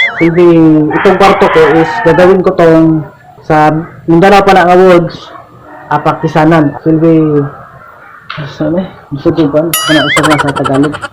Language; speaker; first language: Filipino; non-native, local second language; Cebuano